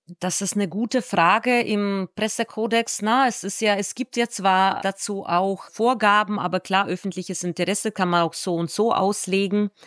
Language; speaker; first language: German; non-native, fluent; Russian